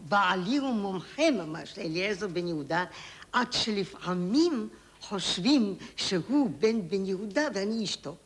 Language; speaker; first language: Hebrew; native; Hebrew